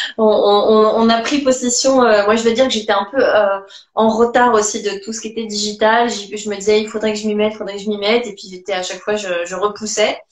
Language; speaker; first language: French; native; French